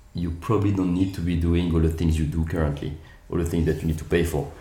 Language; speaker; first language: English; non-native, fluent; French